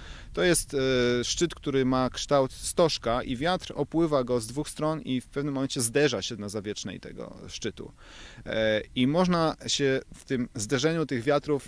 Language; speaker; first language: Polish; native; Polish